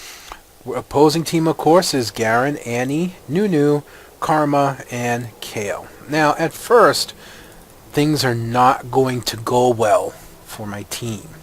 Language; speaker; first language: English; native; English